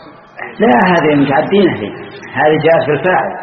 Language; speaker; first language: Arabic; native; Arabic